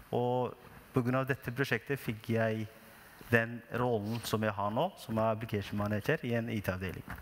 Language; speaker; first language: Norwegian; non-native, fluent; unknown